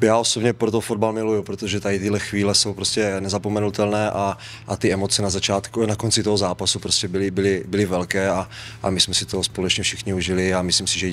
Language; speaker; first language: Czech; native; Czech